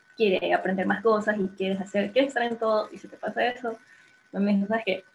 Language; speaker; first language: Spanish; native; Spanish